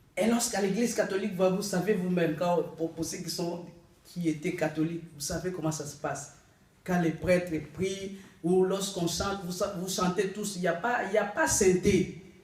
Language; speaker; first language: French; non-native, local second language; Lingala